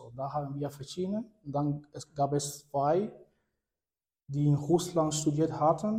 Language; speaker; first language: German; non-native, fluent; Spanish